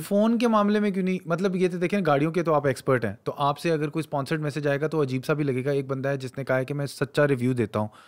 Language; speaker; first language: Urdu; native; Urdu